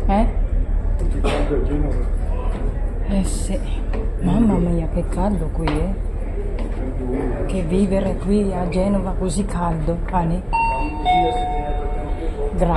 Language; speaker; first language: Italian; non-native, learner; Filipino